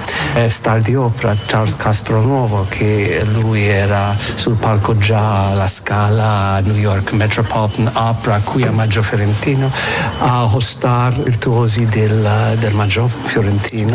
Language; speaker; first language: Italian; non-native, learner; English